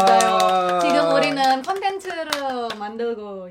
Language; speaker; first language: Korean; non-native, learner; Indonesian